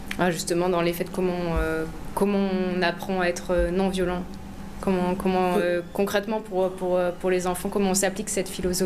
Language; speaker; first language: French; native; French